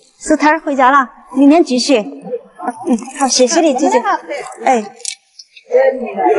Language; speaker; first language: Chinese; native; Chinese